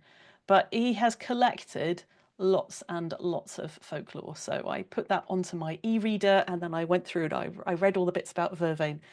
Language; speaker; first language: English; native; English